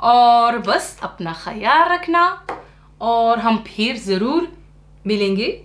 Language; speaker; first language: Hindi; non-native, learner; Riffian